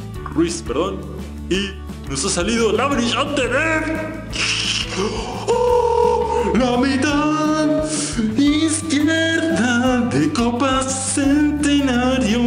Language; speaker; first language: Spanish; native; Spanish